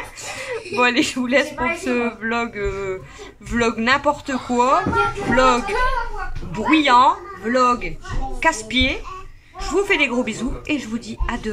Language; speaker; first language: French; native; French